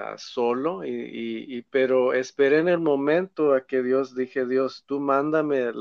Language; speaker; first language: Spanish; native; Spanish